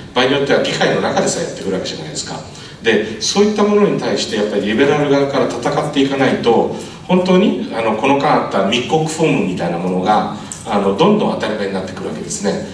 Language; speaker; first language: Japanese; native; Japanese